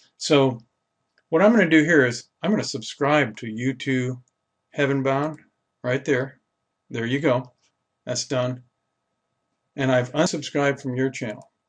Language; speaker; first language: English; native; English